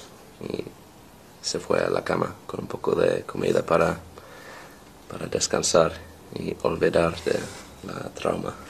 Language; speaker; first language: Spanish; non-native, learner; English